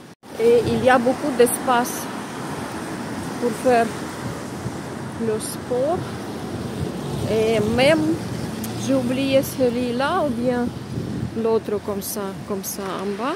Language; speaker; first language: French; non-native, fluent; Russian